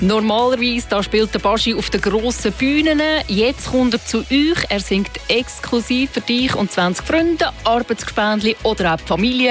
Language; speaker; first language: German; native; German